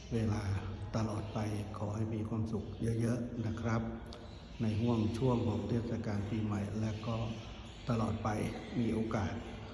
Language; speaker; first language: Thai; non-native, local second language; Northern Khmer